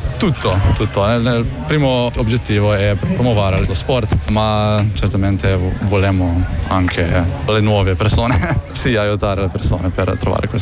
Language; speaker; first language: Italian; non-native, local second language; Slovenian